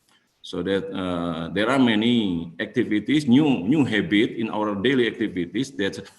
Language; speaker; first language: English; non-native, fluent; Indonesian